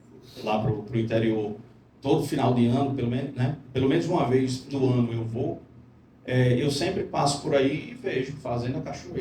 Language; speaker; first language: Portuguese; native; Portuguese